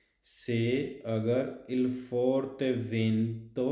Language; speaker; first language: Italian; non-native, fluent; Punjabi